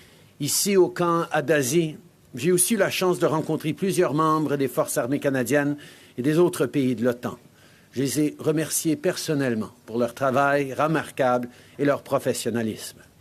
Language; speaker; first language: French; native; French